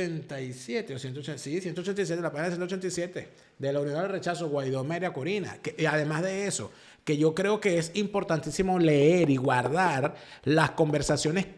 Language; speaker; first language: Spanish; native; Spanish